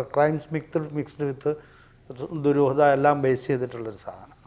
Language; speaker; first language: Malayalam; native; Malayalam